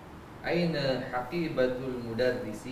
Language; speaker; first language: Arabic; non-native, learner; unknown